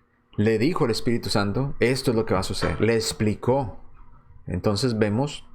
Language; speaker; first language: Spanish; native; Spanish